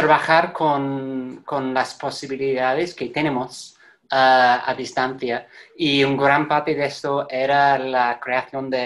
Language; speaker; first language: Spanish; non-native, fluent; English